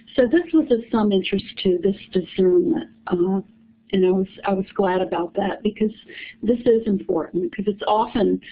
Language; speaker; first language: English; native; English